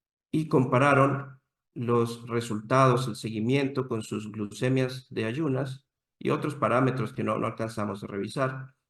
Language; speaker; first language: Spanish; native; Spanish